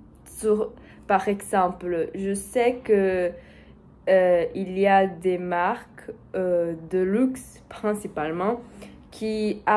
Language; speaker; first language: French; non-native, learner; Portuguese